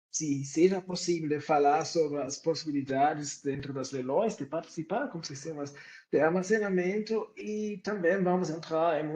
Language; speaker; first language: Portuguese; non-native, fluent; German